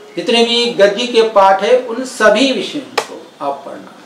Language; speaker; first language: Hindi; non-native, local second language; Telugu